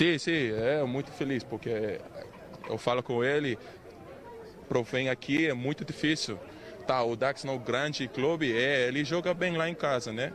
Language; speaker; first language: Portuguese; non-native, learner; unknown